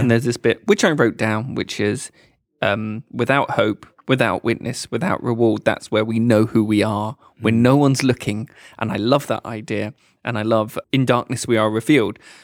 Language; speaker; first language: English; native; English